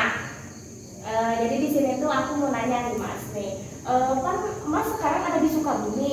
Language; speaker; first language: Indonesian; native; Indonesian